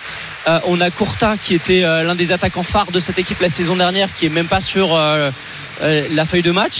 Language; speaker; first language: French; native; French